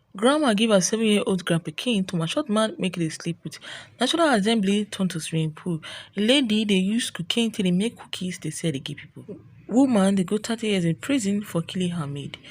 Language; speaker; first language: Nigerian Pidgin; native; Nigerian Pidgin